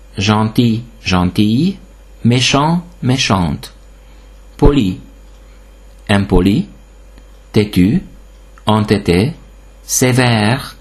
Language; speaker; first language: French; non-native, fluent; Hungarian